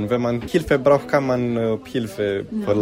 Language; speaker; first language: German; non-native, local second language; Romanian